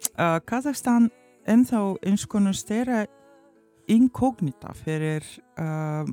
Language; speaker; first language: Icelandic; non-native, learner; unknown